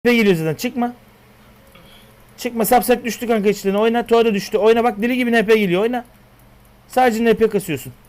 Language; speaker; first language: Turkish; native; Turkish